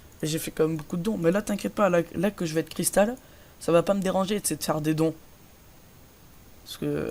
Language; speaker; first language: French; native; French